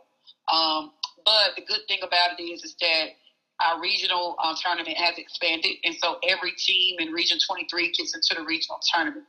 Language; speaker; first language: English; native; English